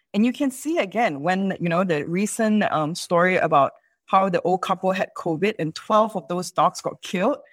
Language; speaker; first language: English; native; English